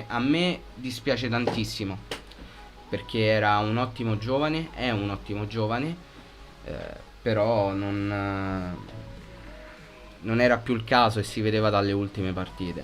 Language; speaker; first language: Italian; native; Italian